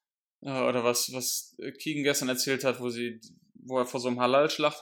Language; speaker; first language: German; native; German